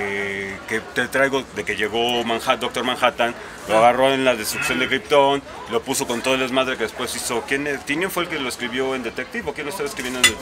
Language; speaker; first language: Spanish; native; Spanish